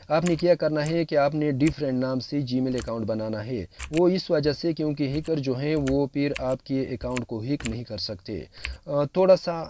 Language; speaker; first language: Urdu; non-native, local second language; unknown